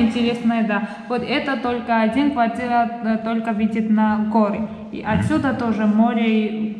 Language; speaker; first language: Russian; non-native, learner; Georgian